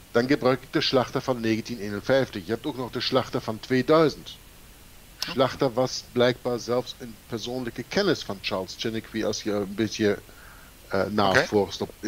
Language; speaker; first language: Dutch; non-native, fluent; German